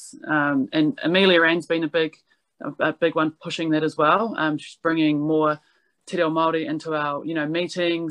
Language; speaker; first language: English; non-native, local second language; Māori